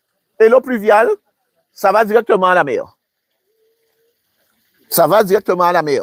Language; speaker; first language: French; native; French